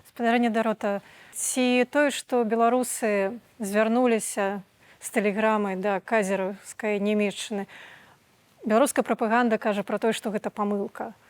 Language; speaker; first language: Belarusian; native; Belarusian